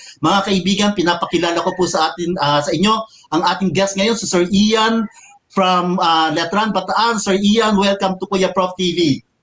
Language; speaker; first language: Filipino; native; Filipino